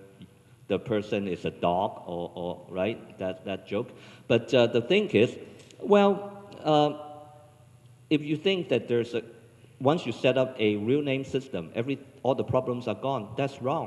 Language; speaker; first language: English; non-native, local second language; Cantonese